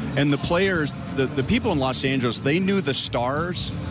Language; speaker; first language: English; native; English